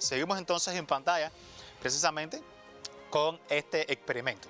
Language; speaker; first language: Spanish; native; Spanish